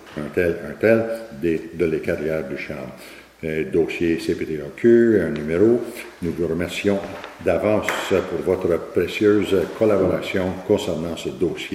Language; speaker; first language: French; native; French